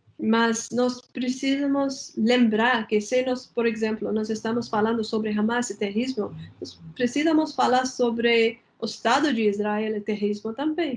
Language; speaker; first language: Portuguese; non-native, fluent; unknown